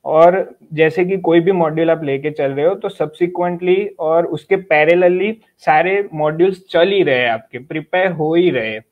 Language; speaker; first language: Hindi; non-native, local second language; Gujarati